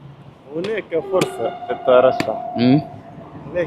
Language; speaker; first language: Arabic; native; Arabic